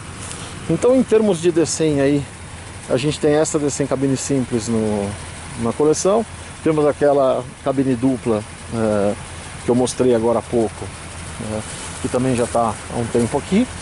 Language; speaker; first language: Portuguese; native; Portuguese